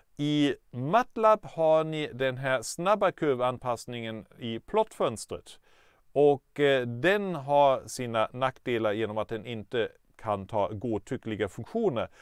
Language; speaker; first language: Swedish; non-native, fluent; German